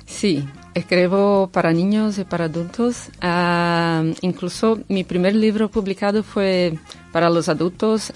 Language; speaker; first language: Spanish; non-native, fluent; Portuguese